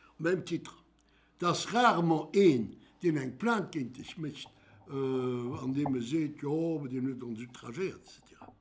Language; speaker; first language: Luxembourgish; native; Luxembourgish